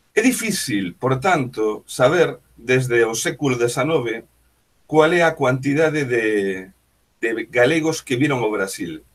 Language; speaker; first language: Galician; native; Galician